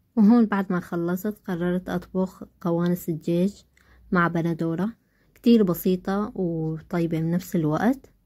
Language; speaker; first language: Arabic; non-native, local second language; Kurdish